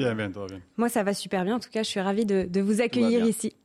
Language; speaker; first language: French; non-native, fluent; Spanish